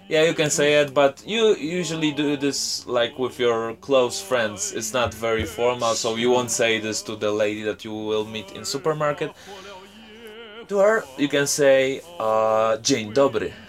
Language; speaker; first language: English; non-native, fluent; Polish